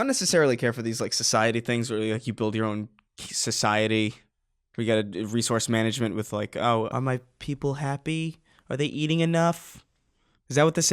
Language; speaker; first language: English; native; English